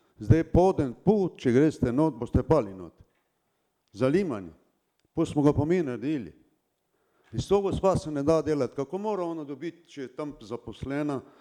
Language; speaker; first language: Slovenian; non-native, local second language; Romany